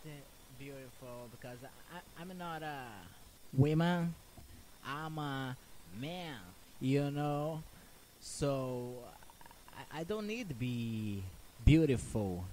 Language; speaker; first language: English; non-native, learner; Portuguese